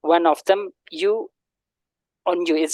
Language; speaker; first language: English; non-native, learner; Indonesian